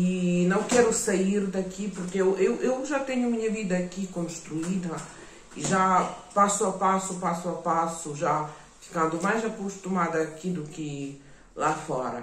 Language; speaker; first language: Portuguese; non-native, fluent; Ukrainian